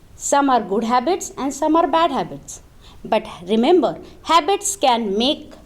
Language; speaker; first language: English; non-native, local second language; Marathi